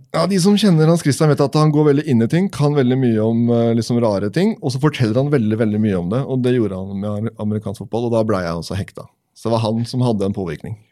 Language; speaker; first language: Norwegian; native; Norwegian